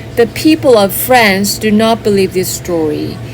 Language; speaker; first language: English; non-native, fluent; Korean